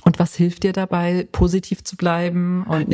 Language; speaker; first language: German; native; German